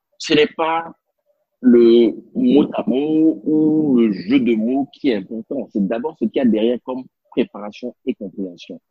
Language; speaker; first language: French; non-native, local second language; Spanish